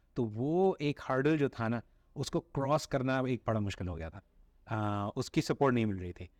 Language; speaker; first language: Urdu; native; Urdu